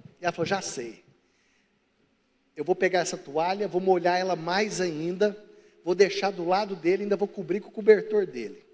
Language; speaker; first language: Portuguese; native; Portuguese